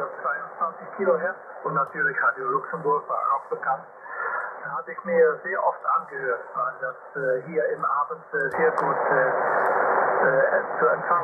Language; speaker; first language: German; non-native, fluent; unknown